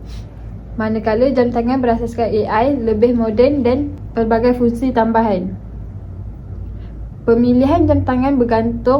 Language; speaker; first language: Malay; native; Malay